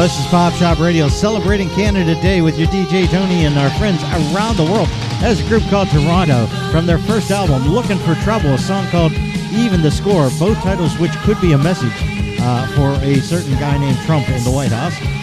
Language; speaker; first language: English; native; English